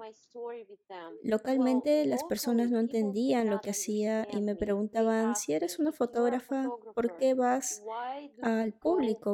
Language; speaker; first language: Spanish; non-native, fluent; Russian